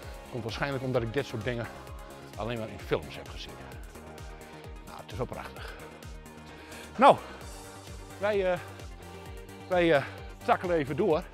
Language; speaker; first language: Dutch; native; Dutch